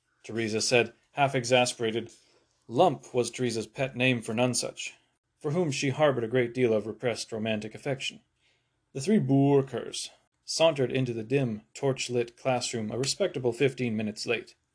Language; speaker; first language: English; native; English